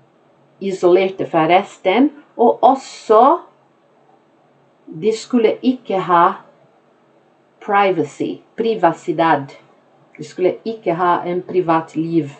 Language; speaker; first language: Norwegian; non-native, fluent; Portuguese